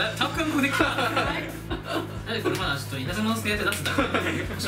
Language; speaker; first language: Japanese; native; Japanese